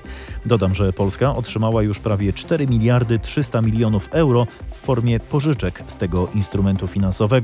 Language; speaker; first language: Polish; native; Polish